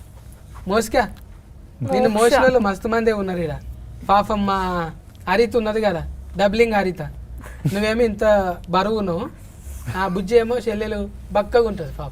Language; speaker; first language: Telugu; native; Telugu